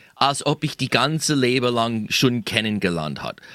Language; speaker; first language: German; non-native, fluent; English